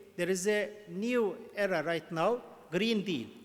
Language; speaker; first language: English; non-native, fluent; Turkish